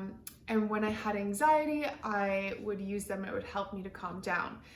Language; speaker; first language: English; native; English